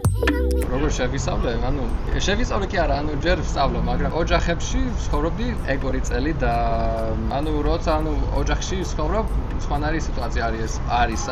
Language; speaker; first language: Georgian; non-native, learner; English